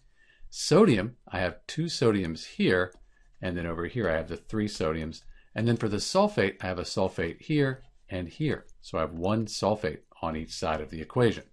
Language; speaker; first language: English; native; English